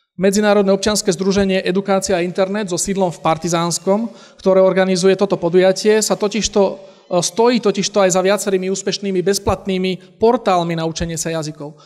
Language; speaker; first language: Slovak; native; Slovak